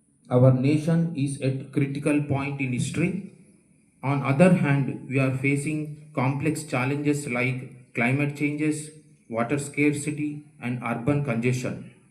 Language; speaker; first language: English; non-native, local second language; Telugu